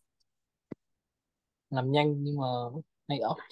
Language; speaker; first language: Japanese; non-native, learner; Vietnamese